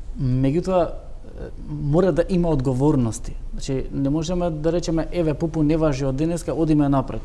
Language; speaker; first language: Macedonian; non-native, local second language; Turkish